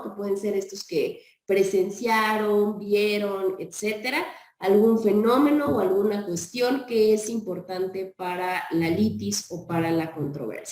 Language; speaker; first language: Spanish; native; Spanish